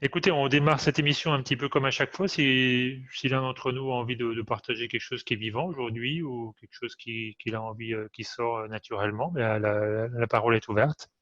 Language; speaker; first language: French; native; French